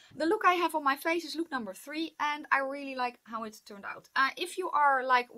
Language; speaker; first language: English; non-native, fluent; Dutch